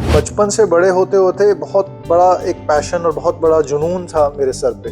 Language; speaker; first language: Hindi; native; Hindi